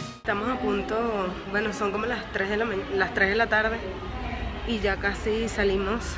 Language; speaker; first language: Spanish; native; Spanish